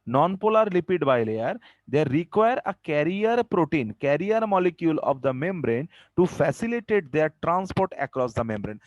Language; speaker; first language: English; non-native, local second language; Bangla